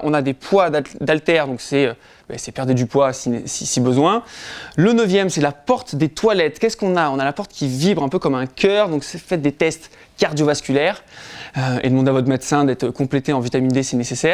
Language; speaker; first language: French; native; French